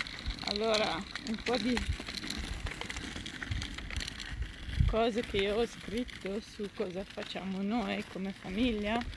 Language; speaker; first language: Italian; non-native, fluent; Dutch